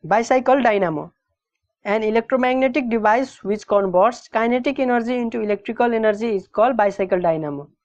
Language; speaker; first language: English; non-native, local second language; Nepali